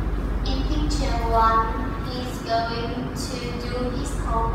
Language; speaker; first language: English; non-native, learner; Vietnamese